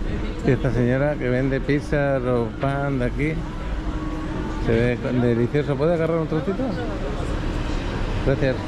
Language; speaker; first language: Spanish; native; Spanish